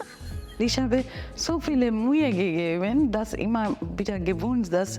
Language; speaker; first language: German; non-native, learner; Bangla